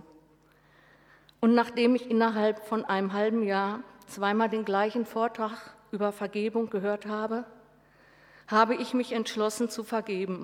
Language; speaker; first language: German; native; German